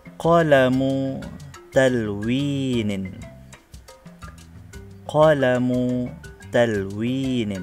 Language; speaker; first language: Arabic; non-native, fluent; Malay